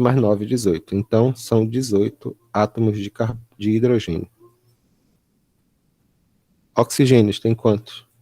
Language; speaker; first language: Portuguese; native; Portuguese